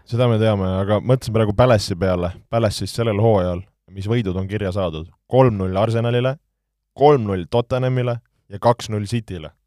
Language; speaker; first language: Estonian; native; Estonian